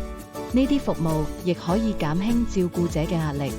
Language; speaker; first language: Cantonese; native; Cantonese